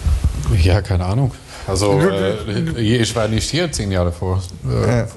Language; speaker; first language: German; non-native, learner; English